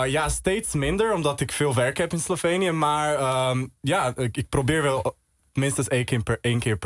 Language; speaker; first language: Dutch; early bilingual, heritage; Dutch